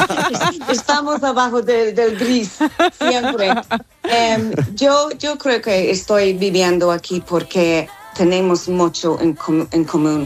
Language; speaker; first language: Spanish; non-native, fluent; English